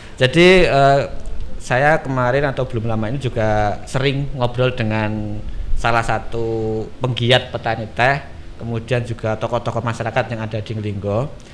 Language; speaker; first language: Indonesian; non-native, local second language; Javanese